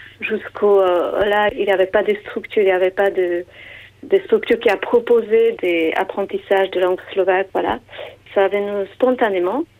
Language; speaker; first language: French; non-native, fluent; Slovak